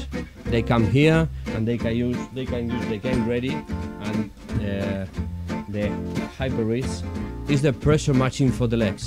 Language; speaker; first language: English; non-native, learner; Spanish